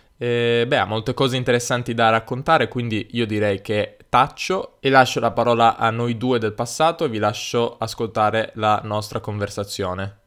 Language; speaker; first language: Italian; native; Italian